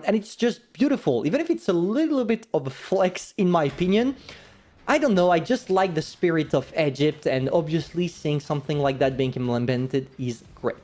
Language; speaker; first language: English; non-native, fluent; French